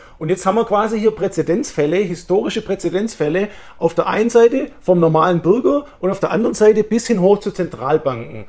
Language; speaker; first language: German; early bilingual, heritage; German